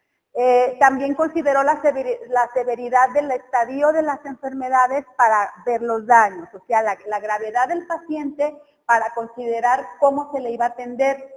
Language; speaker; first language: Spanish; native; Spanish